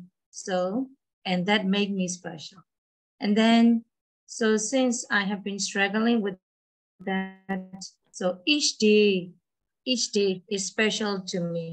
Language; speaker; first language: English; non-native, learner; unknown